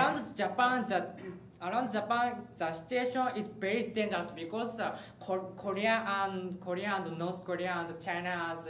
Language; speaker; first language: English; non-native, learner; Japanese